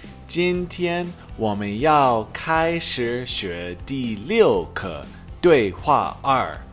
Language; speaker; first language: Chinese; non-native, fluent; English